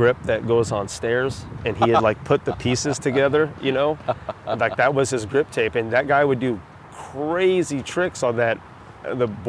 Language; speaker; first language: English; native; English